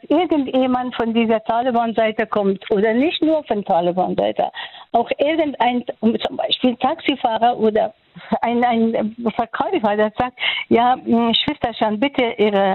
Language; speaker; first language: German; non-native, learner; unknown